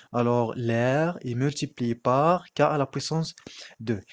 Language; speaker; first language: French; non-native, local second language; Arabic